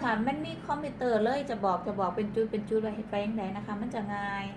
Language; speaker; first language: Thai; non-native, local second language; Northeastern Thai